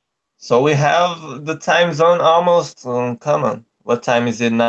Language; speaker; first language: English; non-native, learner; Portuguese